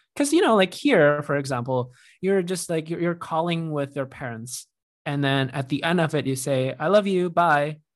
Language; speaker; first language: English; non-native, fluent; Indonesian